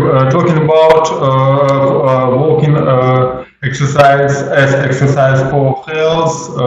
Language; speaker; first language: English; non-native, learner; Russian